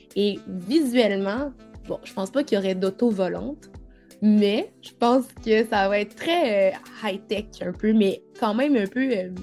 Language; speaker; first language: French; native; French